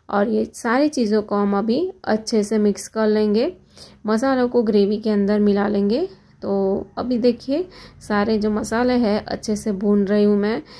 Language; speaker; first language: Hindi; non-native, local second language; Gujarati